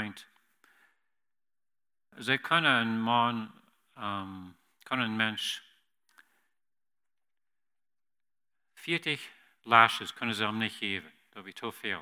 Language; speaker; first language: German; non-native, learner; Plautdietsch